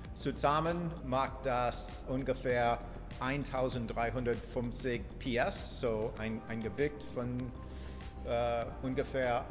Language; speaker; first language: German; non-native, fluent; English